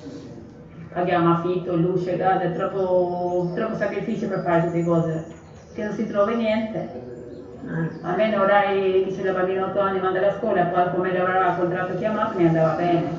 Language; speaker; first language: Italian; non-native, learner; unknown